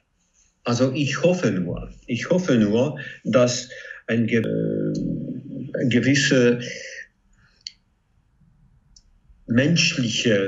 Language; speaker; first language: German; non-native, fluent; Hungarian